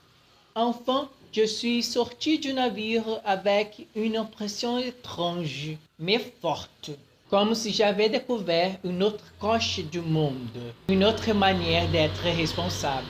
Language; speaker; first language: French; non-native, fluent; Portuguese